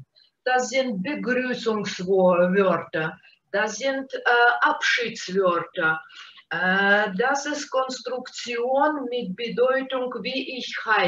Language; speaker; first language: German; non-native, fluent; Russian